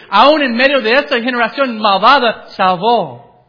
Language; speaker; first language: Spanish; non-native, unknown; English